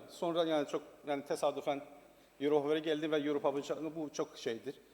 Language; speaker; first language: Turkish; non-native, learner; Persian